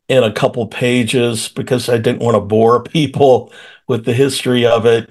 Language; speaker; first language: English; native; English